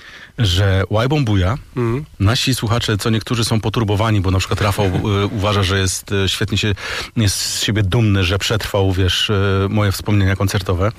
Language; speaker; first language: Polish; native; Polish